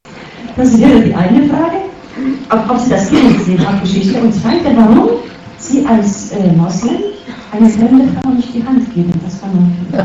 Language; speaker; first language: German; non-native, fluent; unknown